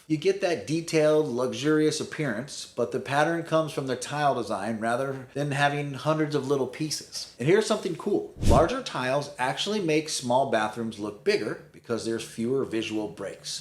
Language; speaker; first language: English; native; English